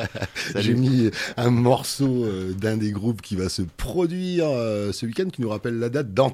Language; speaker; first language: French; native; French